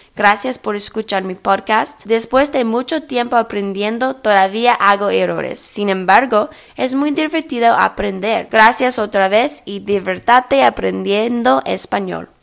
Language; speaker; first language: Spanish; early bilingual, heritage; English